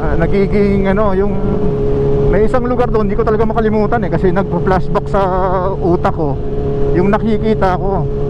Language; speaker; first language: Filipino; non-native, local second language; Cebuano